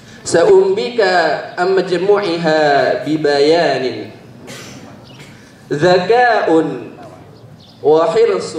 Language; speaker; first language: Arabic; non-native, learner; Indonesian